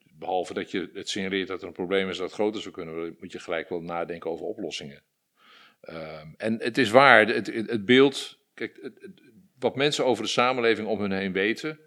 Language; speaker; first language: Dutch; native; Dutch